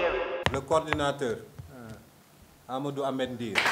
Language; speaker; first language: French; non-native, local second language; Wolof